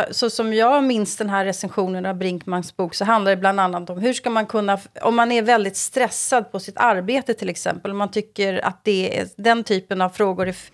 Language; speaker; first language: Swedish; native; Swedish